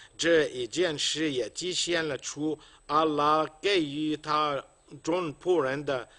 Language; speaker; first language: Chinese; non-native, fluent; Arabic